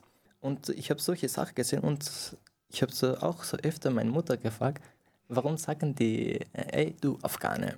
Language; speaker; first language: German; non-native, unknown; Persian